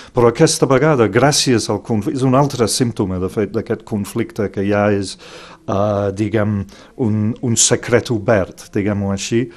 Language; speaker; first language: Catalan; non-native, fluent; English